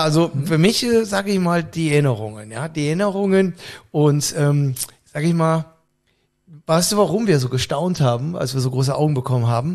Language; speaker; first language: German; native; German